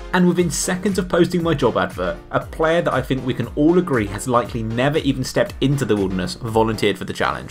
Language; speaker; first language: English; native; English